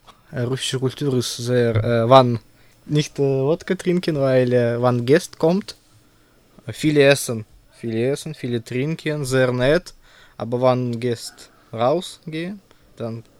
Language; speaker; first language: German; non-native, learner; Russian